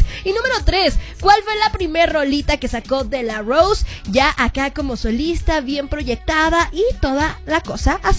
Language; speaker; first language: Spanish; native; Spanish